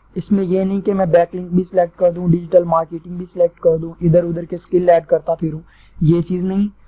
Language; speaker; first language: Urdu; non-native, local second language; Punjabi